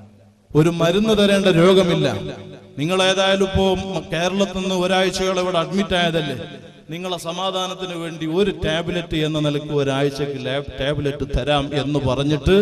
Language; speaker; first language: Malayalam; native; Malayalam